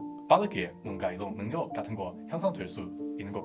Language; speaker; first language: Korean; non-native, fluent; Chinese